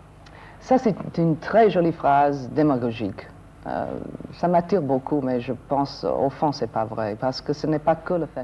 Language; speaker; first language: French; non-native, fluent; English